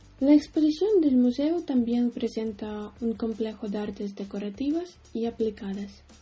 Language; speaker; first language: Spanish; non-native, fluent; Ukrainian